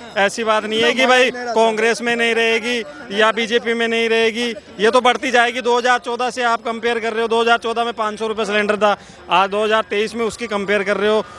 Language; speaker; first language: Hindi; native; Hindi